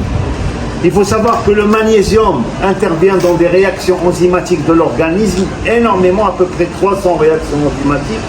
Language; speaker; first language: French; non-native, local second language; Arabic